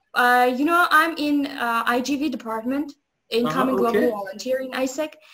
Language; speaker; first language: English; non-native, learner; Azerbaijani